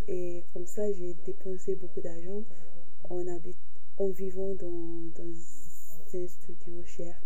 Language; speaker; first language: French; non-native, fluent; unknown